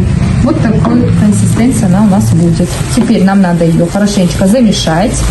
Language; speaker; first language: Russian; native; Russian